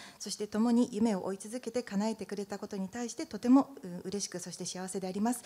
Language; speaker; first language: Japanese; native; Japanese